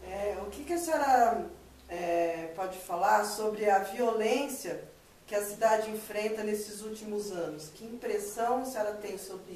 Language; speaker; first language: Portuguese; native; Portuguese